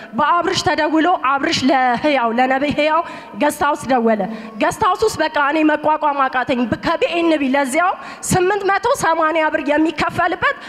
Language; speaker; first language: Amharic; native; Amharic